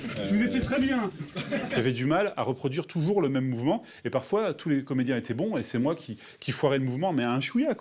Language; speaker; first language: French; native; French